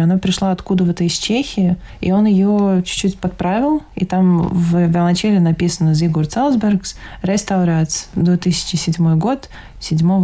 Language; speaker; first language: Russian; native; Russian